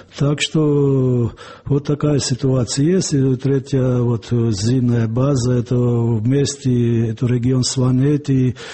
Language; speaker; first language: Russian; non-native, local second language; Georgian